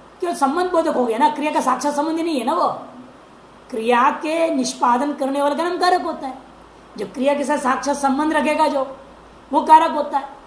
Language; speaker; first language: Hindi; non-native, local second language; Marathi